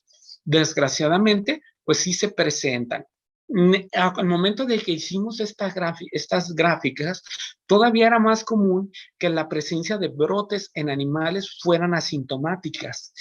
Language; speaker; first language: Spanish; native; Spanish